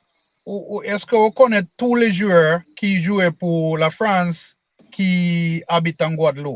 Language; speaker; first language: French; non-native, learner; English